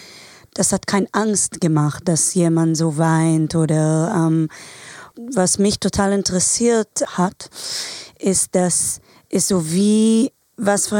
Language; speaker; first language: German; non-native, fluent; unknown